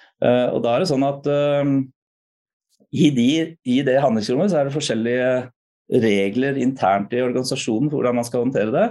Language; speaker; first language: Norwegian; native; Norwegian